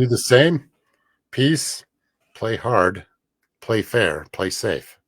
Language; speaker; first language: English; native; English